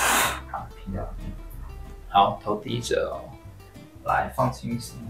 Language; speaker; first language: Chinese; native; Chinese